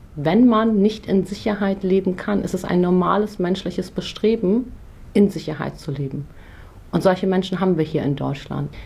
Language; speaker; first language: German; native; German